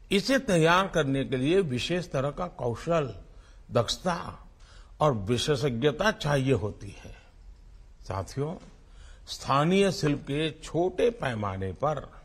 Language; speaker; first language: Hindi; non-native, local second language; Gujarati